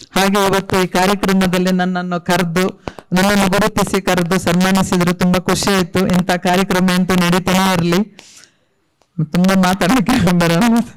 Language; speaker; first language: Kannada; non-native, local second language; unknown